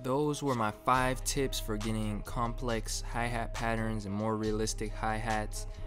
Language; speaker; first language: English; native; English